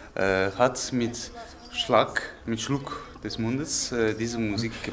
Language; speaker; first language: German; non-native, fluent; Uzbek